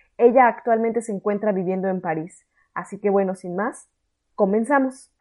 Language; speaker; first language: Spanish; native; Spanish